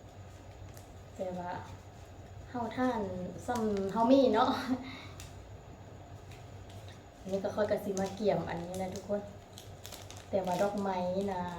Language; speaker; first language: Thai; non-native, local second language; Lao